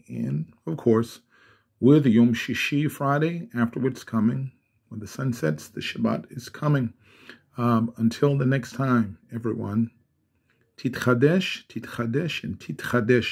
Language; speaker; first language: English; native; English